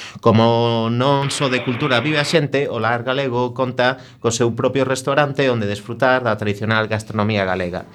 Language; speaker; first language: Galician; native; Galician